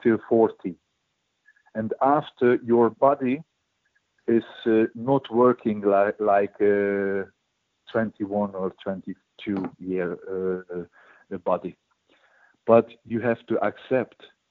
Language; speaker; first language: English; non-native, learner; Hungarian